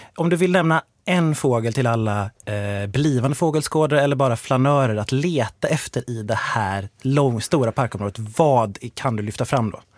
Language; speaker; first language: Swedish; native; Swedish